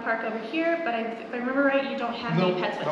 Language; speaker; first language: English; native; English